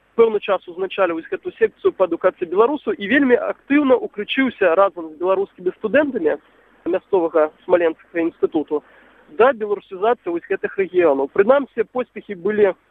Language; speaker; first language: Belarusian; native; Belarusian